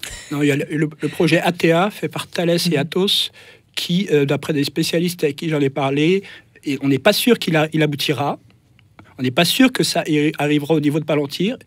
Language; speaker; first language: French; native; French